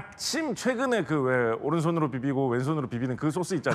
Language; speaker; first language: Korean; native; Korean